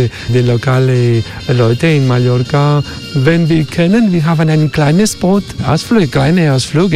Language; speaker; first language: German; non-native, learner; Spanish